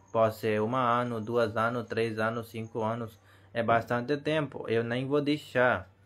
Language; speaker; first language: Portuguese; non-native, learner; Hindi